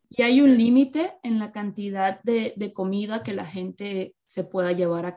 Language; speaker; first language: Spanish; native; Spanish